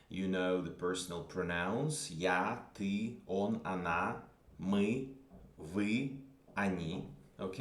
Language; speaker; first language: Russian; non-native, fluent; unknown